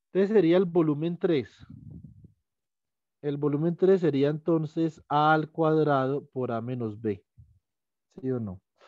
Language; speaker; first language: Spanish; native; Spanish